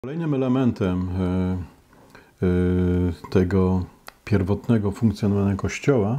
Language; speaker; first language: Polish; native; Polish